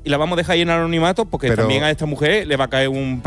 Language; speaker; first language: Spanish; native; Spanish